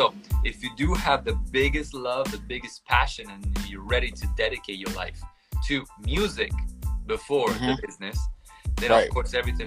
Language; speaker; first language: English; non-native, fluent; Italian